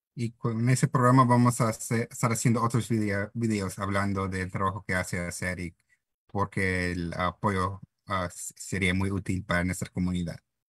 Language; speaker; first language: Spanish; non-native, fluent; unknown